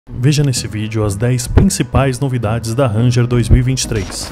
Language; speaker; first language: Portuguese; native; Portuguese